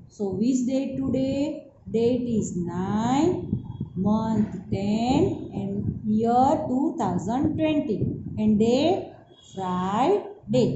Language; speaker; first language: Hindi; non-native, local second language; Gujarati